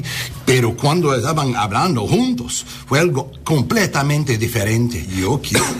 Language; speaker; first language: Spanish; non-native, learner; English